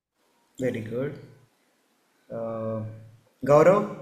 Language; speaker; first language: Hindi; native; Hindi